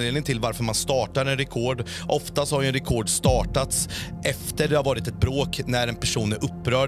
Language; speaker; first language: Swedish; native; Swedish